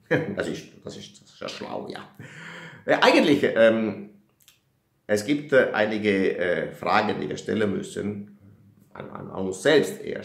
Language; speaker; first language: German; non-native, fluent; Italian